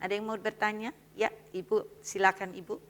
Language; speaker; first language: Indonesian; native; Indonesian